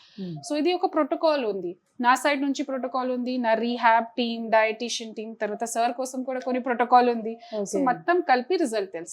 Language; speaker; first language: Telugu; non-native, fluent; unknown